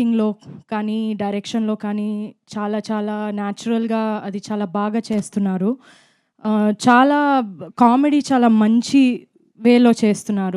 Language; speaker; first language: Telugu; non-native, fluent; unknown